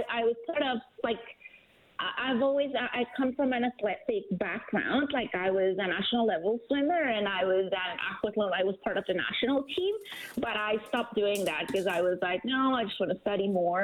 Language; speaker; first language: English; non-native, fluent; German